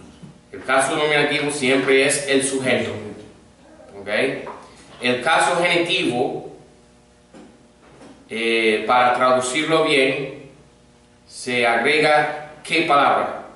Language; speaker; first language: Spanish; non-native, fluent; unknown